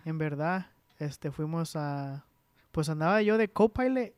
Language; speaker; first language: Spanish; early bilingual, heritage; Spanish